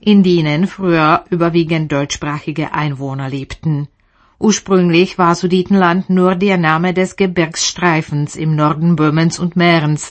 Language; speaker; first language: German; native; German